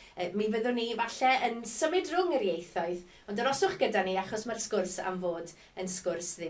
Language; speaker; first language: Welsh; native; Welsh